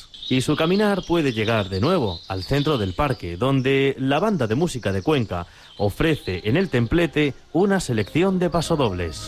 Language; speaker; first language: Spanish; native; Spanish